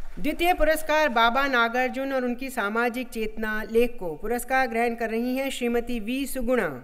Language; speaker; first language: Hindi; native; Hindi